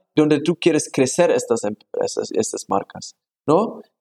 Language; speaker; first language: Spanish; non-native, fluent; German